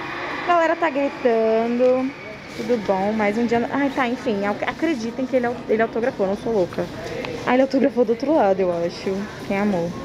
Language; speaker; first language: Portuguese; native; Portuguese